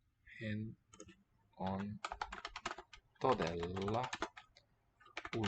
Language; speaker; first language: Finnish; non-native, learner; English